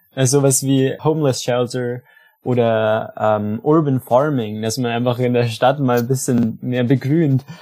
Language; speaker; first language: German; native; German